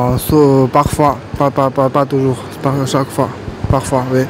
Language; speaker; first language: French; non-native, learner; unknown